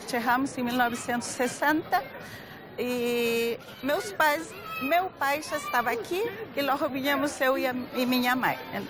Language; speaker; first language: Portuguese; early bilingual, other home language; Galician